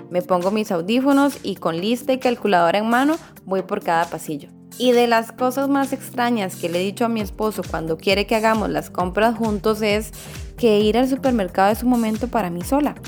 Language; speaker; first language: Spanish; native; Spanish